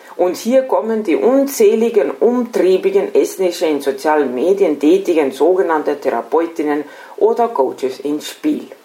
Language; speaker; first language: German; non-native, fluent; Estonian